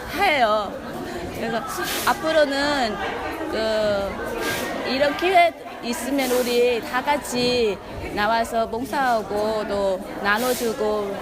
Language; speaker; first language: Korean; non-native, learner; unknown